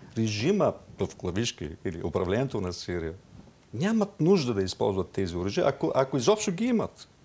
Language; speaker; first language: Bulgarian; non-native, fluent; Arabic